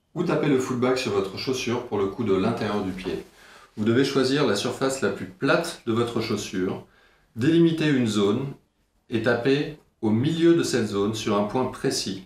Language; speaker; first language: French; native; French